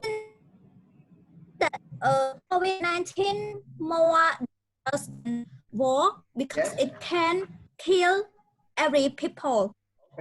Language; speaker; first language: English; non-native, learner; Khmer